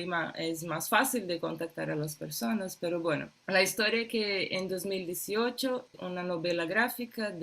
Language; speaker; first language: Spanish; non-native, fluent; Portuguese